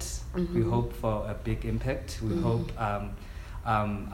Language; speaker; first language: English; non-native, local second language; Xhosa